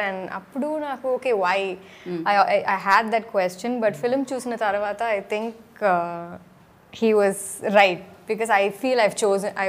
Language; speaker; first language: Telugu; non-native, learner; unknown